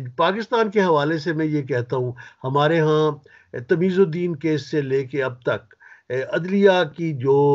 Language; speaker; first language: Urdu; native; Urdu